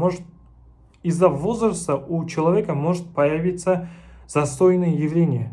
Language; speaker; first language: Russian; non-native, local second language; Kazakh